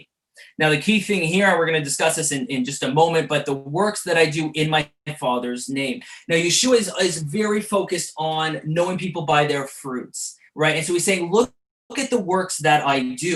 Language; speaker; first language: English; native; English